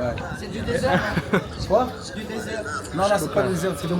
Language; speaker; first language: French; non-native, local second language; Arabic